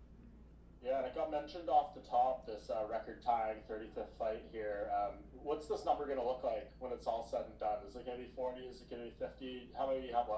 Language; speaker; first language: English; native; English